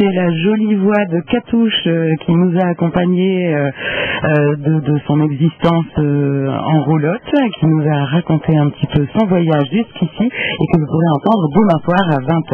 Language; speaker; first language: French; native; French